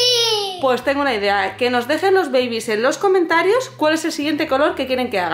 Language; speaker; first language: Spanish; native; Spanish